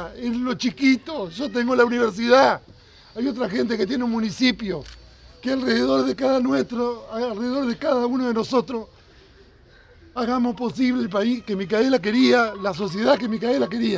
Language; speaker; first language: Spanish; native; Spanish